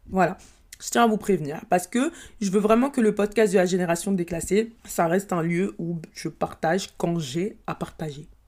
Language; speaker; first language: French; early bilingual, other home language; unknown